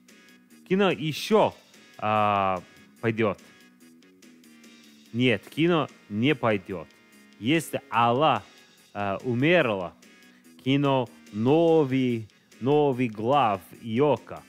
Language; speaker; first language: Russian; non-native, learner; English